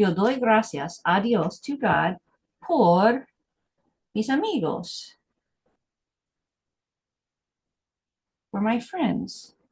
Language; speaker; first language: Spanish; non-native, fluent; English